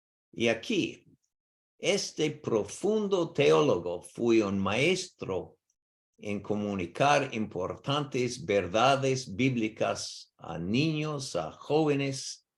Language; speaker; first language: Spanish; non-native, learner; English